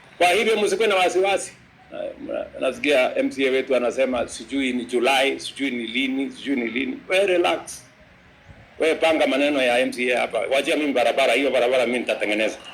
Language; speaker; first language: Swahili; non-native, local second language; Kalenjin